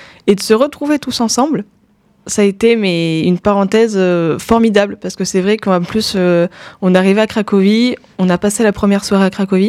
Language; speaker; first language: French; native; French